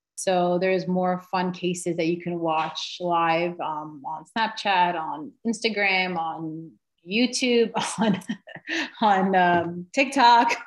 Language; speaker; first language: English; native; English